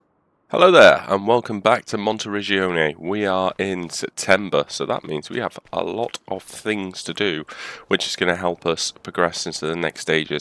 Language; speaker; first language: English; native; English